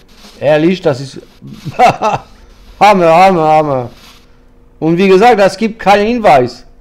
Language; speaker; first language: German; non-native, fluent; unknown